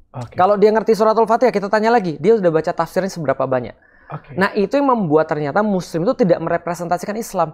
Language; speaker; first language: Indonesian; native; Indonesian